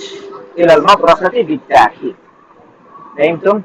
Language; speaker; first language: Arabic; non-native, fluent; Bangla